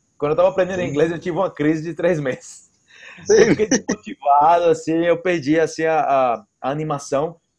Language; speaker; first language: Portuguese; native; Portuguese